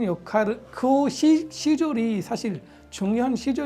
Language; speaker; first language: Korean; non-native, fluent; Punjabi